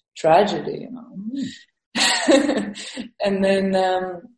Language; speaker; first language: English; early bilingual, other home language; Estonian